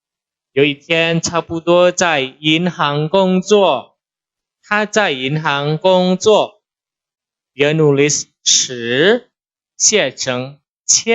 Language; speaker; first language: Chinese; non-native, fluent; Indonesian